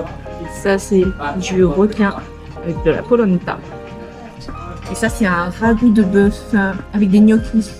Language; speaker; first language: French; native; French